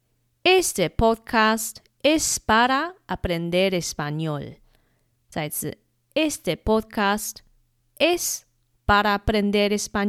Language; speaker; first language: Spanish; non-native, fluent; Chinese